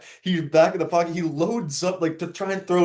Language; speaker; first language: English; native; English